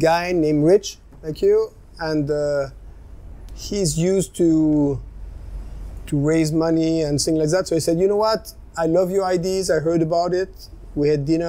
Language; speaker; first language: English; non-native, fluent; French